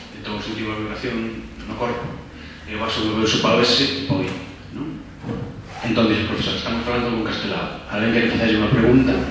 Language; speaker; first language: Galician; non-native, local second language; Spanish